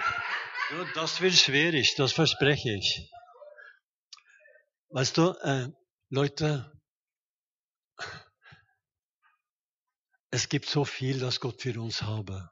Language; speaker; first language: German; non-native, fluent; Norwegian